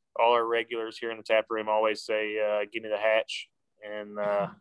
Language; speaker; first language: English; native; English